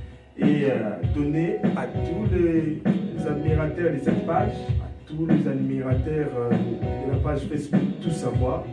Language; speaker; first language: French; non-native, local second language; Lingala